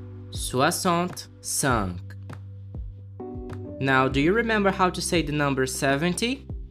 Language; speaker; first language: English; non-native, fluent; Portuguese